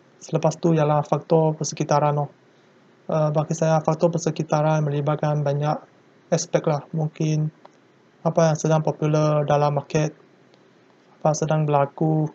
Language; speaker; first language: Malay; non-native, local second language; Chinese